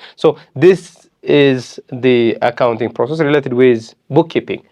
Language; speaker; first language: English; non-native, local second language; Amharic